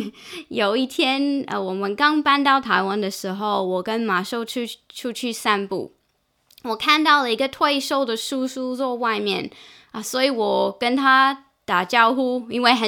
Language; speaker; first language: Chinese; non-native, fluent; English